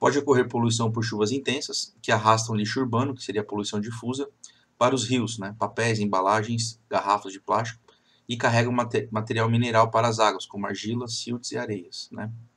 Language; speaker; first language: Portuguese; native; Portuguese